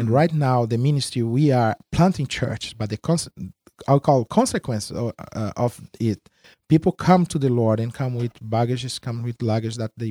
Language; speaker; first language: English; non-native, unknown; Spanish